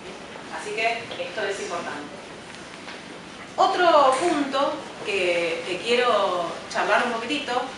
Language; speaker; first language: Spanish; native; Spanish